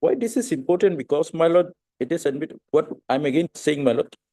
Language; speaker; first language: English; non-native, local second language; Assamese